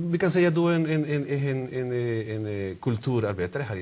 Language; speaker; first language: Swedish; non-native, fluent; Spanish